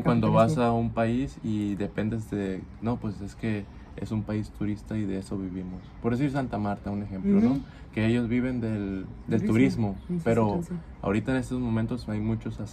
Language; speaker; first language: Spanish; native; Spanish